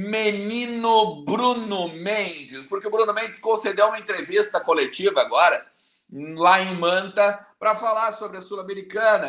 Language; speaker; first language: Portuguese; native; Portuguese